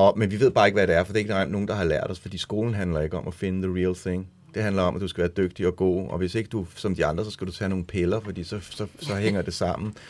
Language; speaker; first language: Danish; early bilingual, other home language; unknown